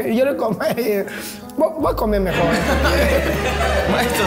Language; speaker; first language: Spanish; native; Spanish